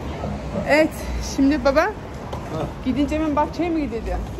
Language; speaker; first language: Turkish; early bilingual, heritage; Turkish